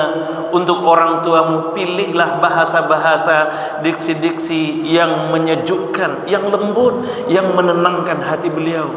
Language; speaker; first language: Indonesian; native; Indonesian